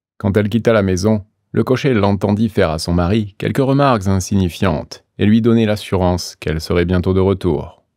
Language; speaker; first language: French; native; French